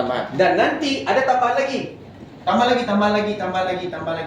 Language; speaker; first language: Indonesian; native; Indonesian